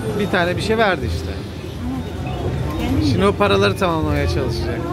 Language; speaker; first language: Turkish; native; Turkish